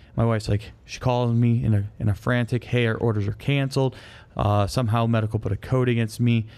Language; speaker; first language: English; native; English